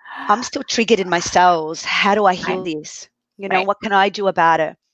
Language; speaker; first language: English; early bilingual, other home language; Arabic